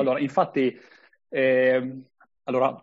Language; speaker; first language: Italian; native; Italian